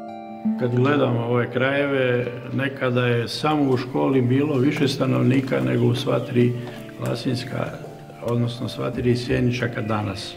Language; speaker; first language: Croatian; native; Croatian